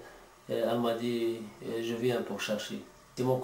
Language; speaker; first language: French; non-native, learner; Arabic